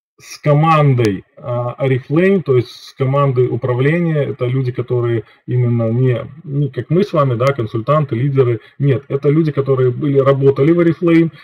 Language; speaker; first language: Russian; native; Russian